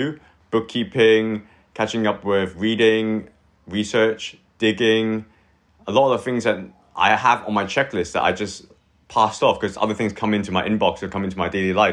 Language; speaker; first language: English; native; English